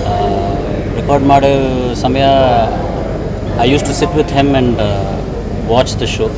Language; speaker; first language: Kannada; non-native, learner; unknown